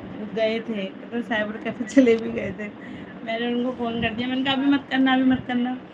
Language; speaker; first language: Hindi; native; Hindi